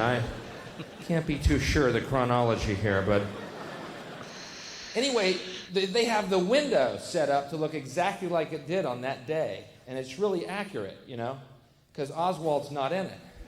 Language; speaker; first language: English; native; English